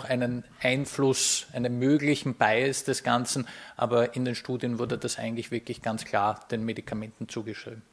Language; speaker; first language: German; native; German